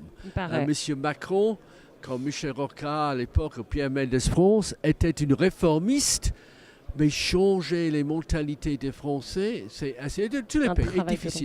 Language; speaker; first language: French; non-native, fluent; English